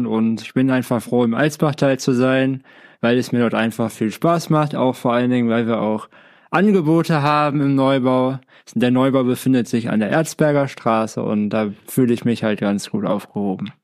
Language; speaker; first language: German; native; German